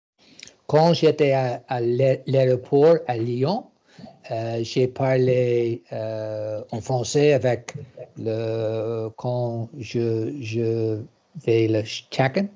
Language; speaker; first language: French; non-native, learner; English